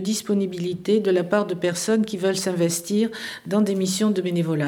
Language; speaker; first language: French; native; French